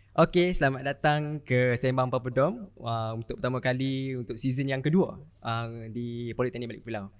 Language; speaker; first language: Malay; native; Malay